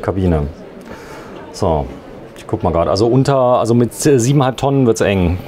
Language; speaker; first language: German; native; German